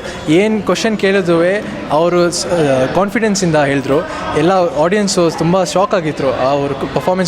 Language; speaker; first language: Kannada; non-native, local second language; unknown